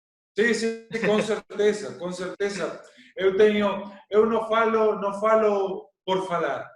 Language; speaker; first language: Portuguese; non-native, learner; Spanish